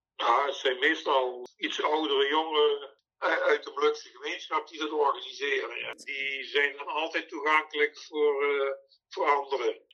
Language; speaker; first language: Dutch; native; Dutch